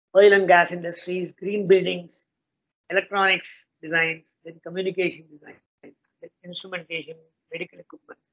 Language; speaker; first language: English; non-native, local second language; Tamil